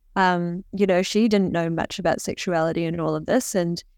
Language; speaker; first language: English; native; English